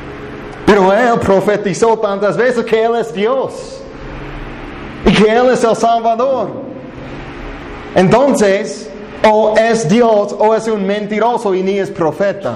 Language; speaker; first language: Spanish; non-native, fluent; English